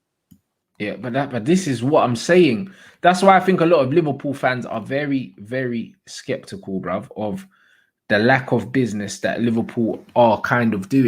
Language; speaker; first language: English; native; English